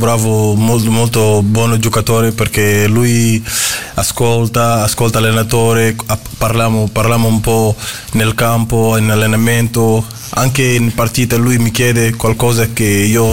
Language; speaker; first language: Italian; non-native, fluent; Portuguese